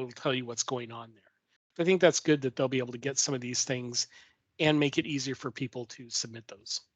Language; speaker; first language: English; native; English